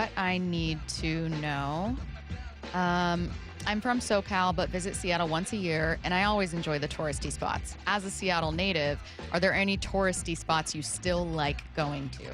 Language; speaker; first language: English; native; English